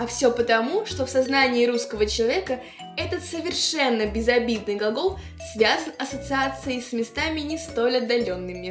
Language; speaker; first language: Russian; native; Russian